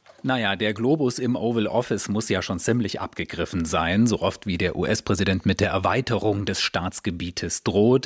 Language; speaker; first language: German; native; German